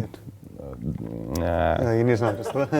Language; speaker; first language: Russian; non-native, fluent; English